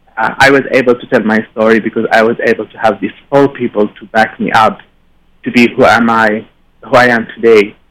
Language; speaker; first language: English; non-native, fluent; Arabic